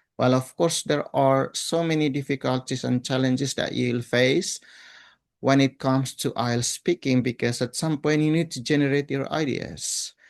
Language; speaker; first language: English; non-native, fluent; Indonesian